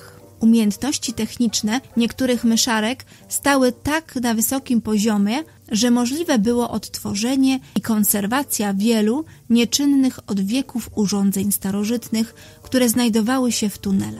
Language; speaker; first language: Polish; native; Polish